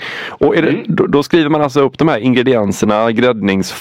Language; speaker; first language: Swedish; native; Swedish